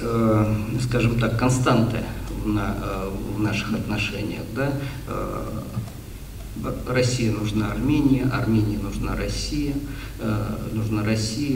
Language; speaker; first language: Russian; native; Russian